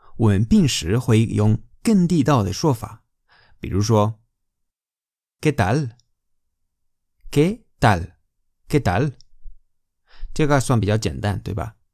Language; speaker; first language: Chinese; non-native, fluent; Spanish